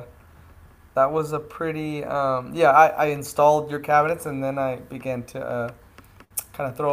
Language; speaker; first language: English; native; English